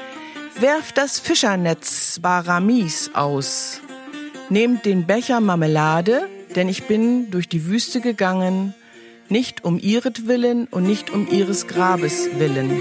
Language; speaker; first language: German; native; German